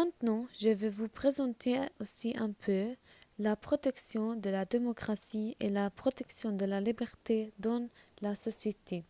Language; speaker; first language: French; non-native, learner; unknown